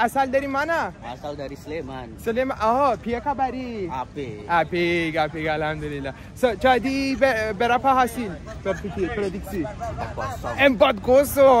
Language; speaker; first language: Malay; non-native, learner; English